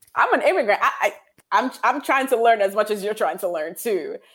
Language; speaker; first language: English; non-native, local second language; Yoruba